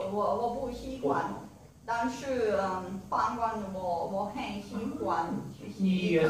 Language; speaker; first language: Chinese; non-native, learner; Portuguese